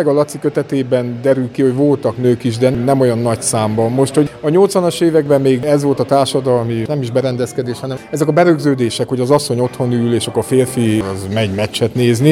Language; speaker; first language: Hungarian; native; Hungarian